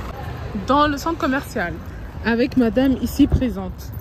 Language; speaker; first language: French; native; French